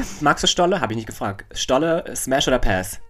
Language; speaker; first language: German; native; German